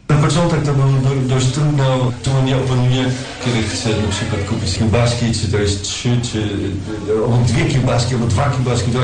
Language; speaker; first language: Polish; non-native, learner; Dutch